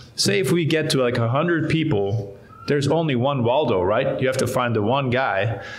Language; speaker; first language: English; non-native, fluent; Dutch